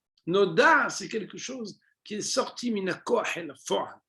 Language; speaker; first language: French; native; French